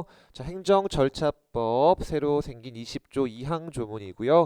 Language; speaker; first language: Korean; native; Korean